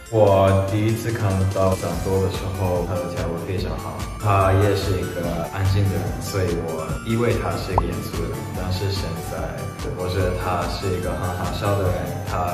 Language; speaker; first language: Chinese; non-native, learner; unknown